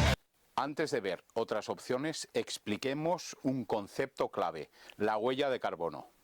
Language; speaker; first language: Spanish; native; Spanish